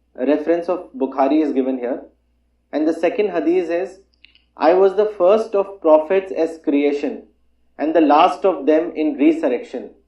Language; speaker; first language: English; non-native, local second language; Urdu